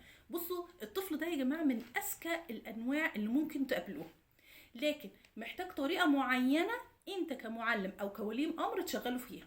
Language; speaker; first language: Arabic; native; Arabic